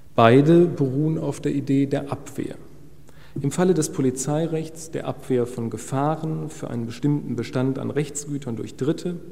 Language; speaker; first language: German; native; German